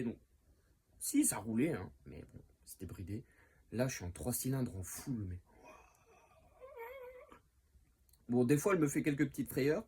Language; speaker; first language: French; native; French